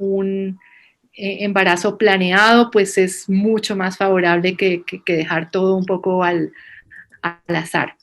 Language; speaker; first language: Spanish; native; Spanish